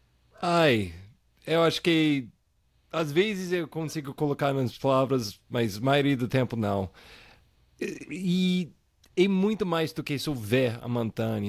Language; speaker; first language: Portuguese; non-native, fluent; English